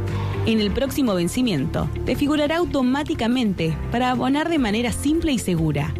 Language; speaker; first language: Spanish; native; Spanish